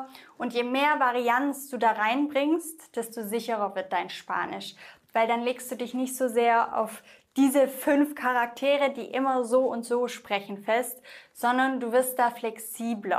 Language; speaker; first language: German; native; German